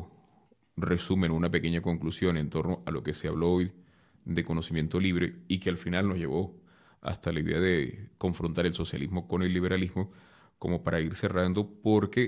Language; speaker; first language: Spanish; native; Spanish